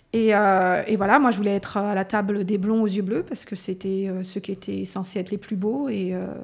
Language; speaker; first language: French; native; French